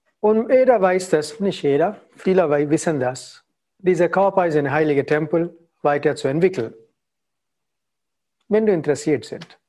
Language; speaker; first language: German; non-native, learner; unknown